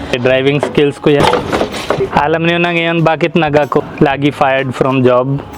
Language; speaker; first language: Filipino; non-native, learner; Hindi